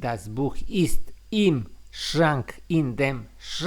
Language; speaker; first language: German; non-native, learner; Serbian